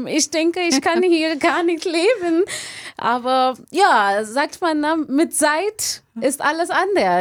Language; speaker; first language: German; non-native, learner; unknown